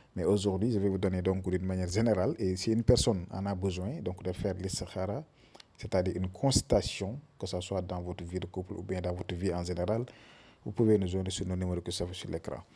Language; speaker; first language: French; non-native, local second language; Wolof